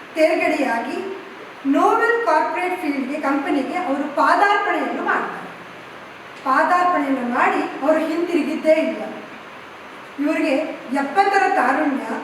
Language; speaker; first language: Kannada; native; Kannada